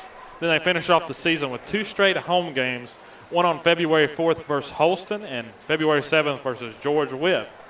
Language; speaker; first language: English; native; English